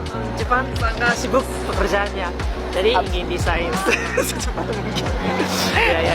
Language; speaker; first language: Indonesian; non-native, learner; Japanese